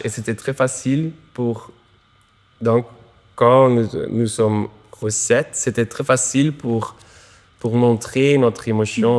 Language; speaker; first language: French; non-native, local second language; Dutch